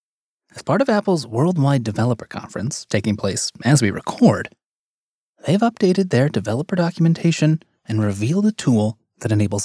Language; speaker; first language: English; native; English